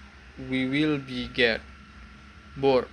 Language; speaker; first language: English; non-native, learner; Indonesian